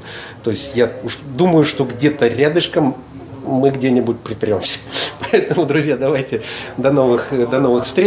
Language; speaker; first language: Russian; native; Russian